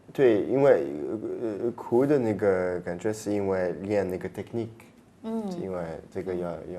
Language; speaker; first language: Chinese; early bilingual, heritage; French